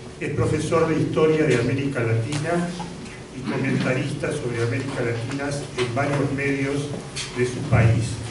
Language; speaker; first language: Spanish; native; Spanish